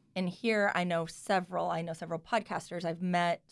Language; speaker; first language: English; native; English